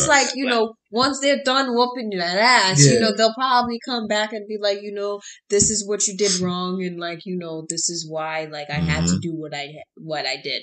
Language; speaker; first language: English; early bilingual, other home language; Haitian Creole